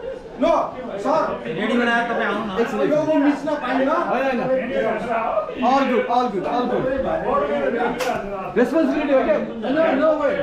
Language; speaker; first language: Nepali; native; Nepali